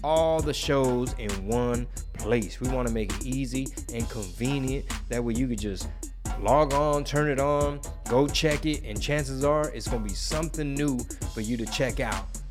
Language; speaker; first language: English; early bilingual, other home language; Spanish